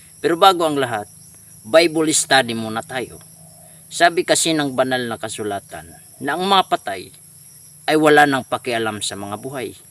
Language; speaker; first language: Filipino; non-native, local second language; Waray